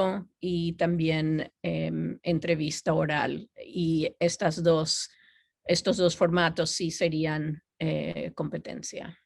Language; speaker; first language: Spanish; non-native, fluent; English